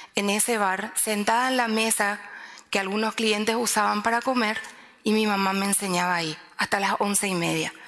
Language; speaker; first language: Spanish; native; Spanish